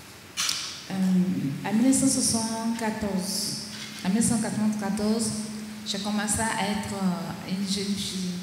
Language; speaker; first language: French; non-native, local second language; Baoulé